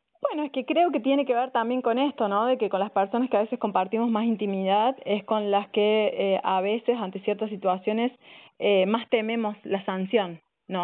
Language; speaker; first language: Spanish; native; Spanish